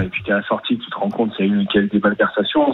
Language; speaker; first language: French; native; French